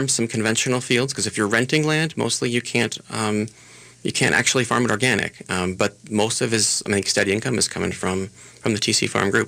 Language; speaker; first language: English; native; English